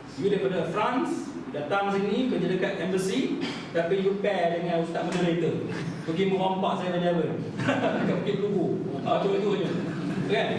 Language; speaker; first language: Malay; native; Malay